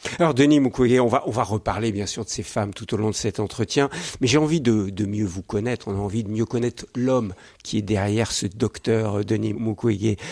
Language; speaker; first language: French; native; French